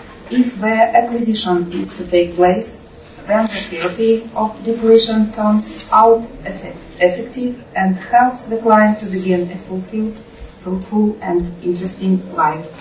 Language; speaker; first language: English; non-native, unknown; Russian